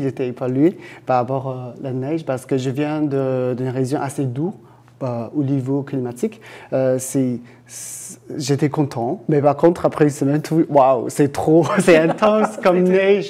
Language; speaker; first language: French; non-native, fluent; Chinese